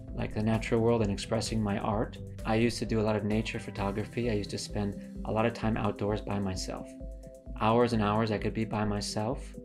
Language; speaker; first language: English; native; English